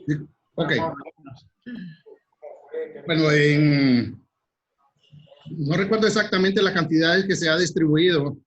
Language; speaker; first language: Spanish; native; Spanish